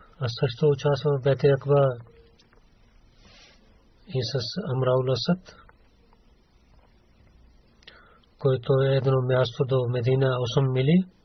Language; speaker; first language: Bulgarian; non-native, learner; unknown